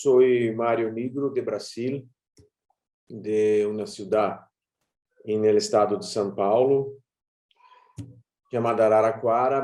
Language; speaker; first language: Spanish; non-native, learner; Portuguese